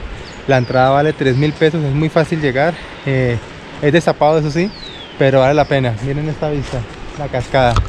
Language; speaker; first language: Spanish; native; Spanish